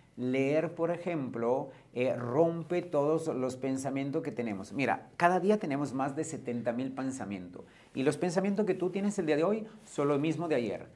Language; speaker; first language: Spanish; non-native, fluent; Italian